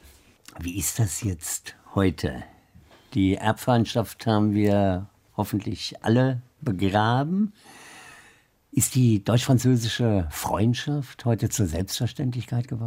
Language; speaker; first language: German; native; German